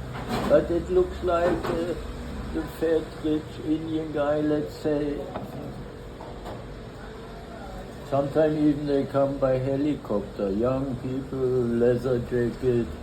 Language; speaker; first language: English; non-native, fluent; German